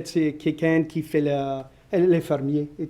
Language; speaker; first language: French; non-native, local second language; English